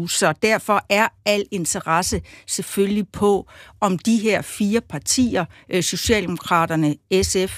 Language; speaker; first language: Danish; native; Danish